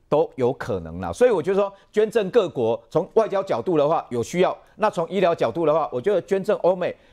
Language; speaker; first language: Chinese; native; Chinese